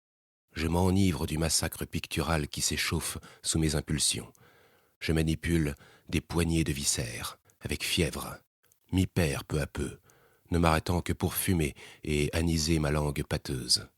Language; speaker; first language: French; native; French